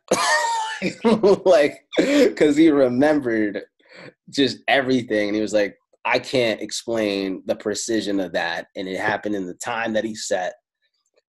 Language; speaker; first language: English; non-native, fluent; Italian